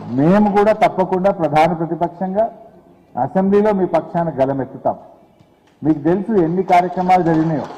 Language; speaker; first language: Telugu; native; Telugu